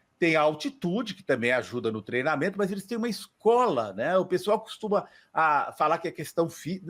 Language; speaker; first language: Portuguese; native; Portuguese